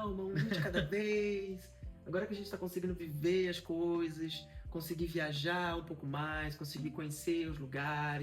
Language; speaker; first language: Portuguese; native; Portuguese